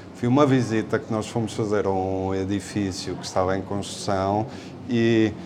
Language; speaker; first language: Portuguese; early bilingual, other home language; Spanish